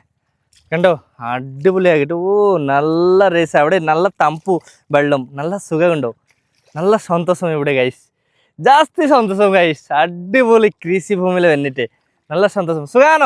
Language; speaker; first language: Malayalam; non-native, learner; Bangla